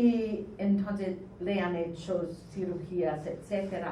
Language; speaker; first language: Spanish; non-native, fluent; English